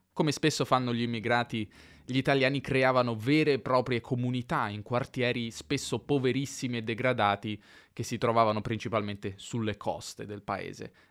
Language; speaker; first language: Italian; native; Italian